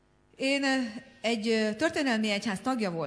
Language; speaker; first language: Hungarian; native; Hungarian